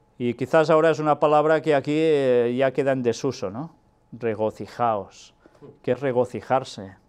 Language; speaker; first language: Spanish; non-native, local second language; Catalan